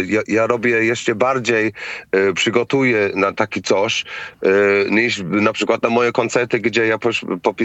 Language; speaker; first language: Polish; non-native, fluent; English